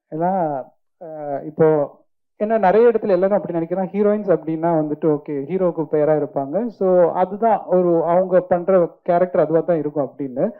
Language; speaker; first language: Tamil; non-native, fluent; Malayalam